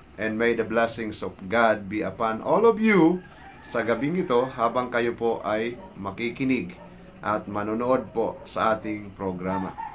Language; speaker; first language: Filipino; non-native, local second language; Cebuano